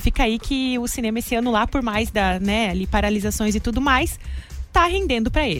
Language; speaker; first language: Portuguese; native; Portuguese